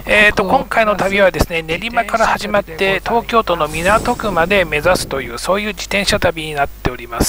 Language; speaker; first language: Japanese; native; Japanese